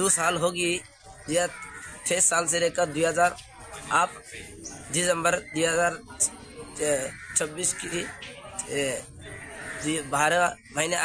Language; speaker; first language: Hindi; non-native, learner; Rohingya